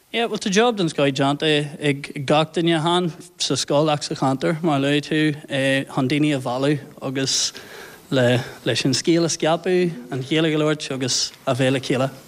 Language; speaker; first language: Irish; non-native, local second language; English